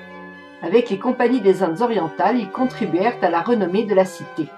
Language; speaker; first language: French; native; French